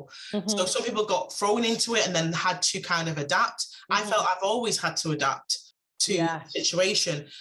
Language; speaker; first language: English; native; English